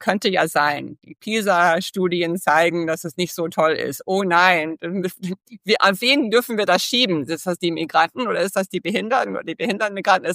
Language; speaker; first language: German; early bilingual, heritage; English